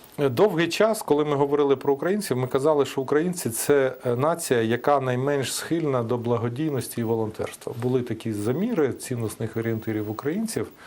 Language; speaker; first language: Ukrainian; native; Ukrainian